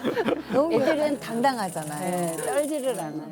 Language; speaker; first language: Korean; native; Korean